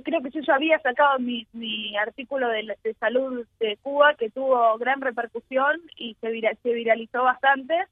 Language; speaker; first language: Spanish; native; Spanish